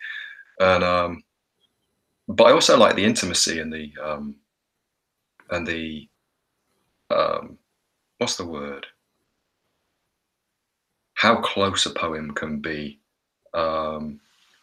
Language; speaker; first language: English; native; English